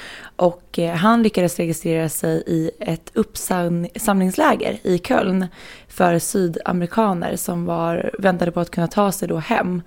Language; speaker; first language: Swedish; native; Swedish